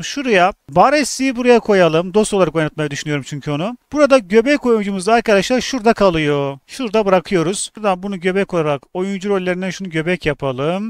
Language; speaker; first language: Turkish; native; Turkish